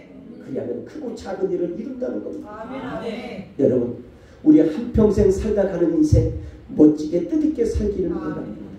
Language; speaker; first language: Korean; native; Korean